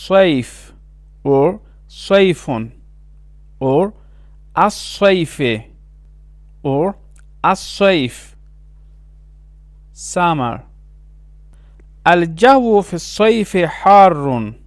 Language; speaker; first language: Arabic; non-native, fluent; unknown